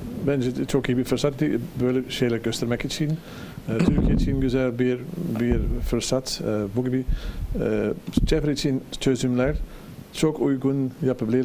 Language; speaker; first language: Turkish; non-native, learner; Dutch